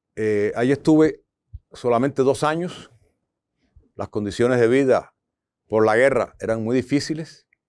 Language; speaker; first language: Spanish; native; Spanish